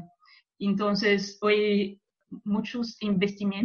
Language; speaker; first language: Spanish; non-native, fluent; Portuguese